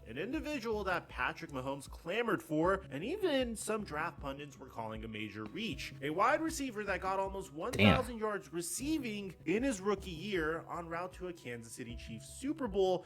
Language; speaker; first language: English; native; English